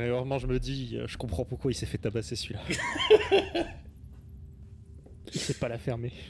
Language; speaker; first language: French; native; French